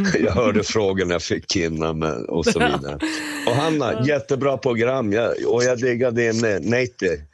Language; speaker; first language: Swedish; native; Swedish